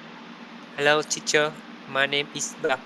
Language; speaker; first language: English; non-native, learner; Vietnamese